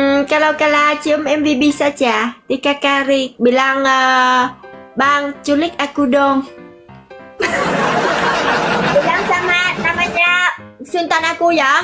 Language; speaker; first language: Indonesian; non-native, learner; Vietnamese